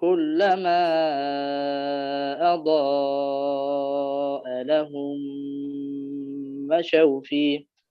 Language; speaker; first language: Arabic; native; Arabic